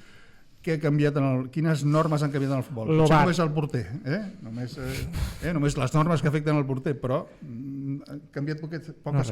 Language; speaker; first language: Catalan; native; Catalan